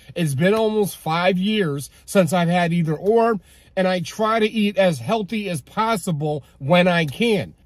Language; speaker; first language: English; native; English